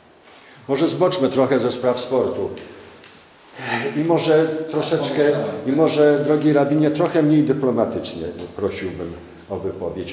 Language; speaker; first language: Polish; native; Polish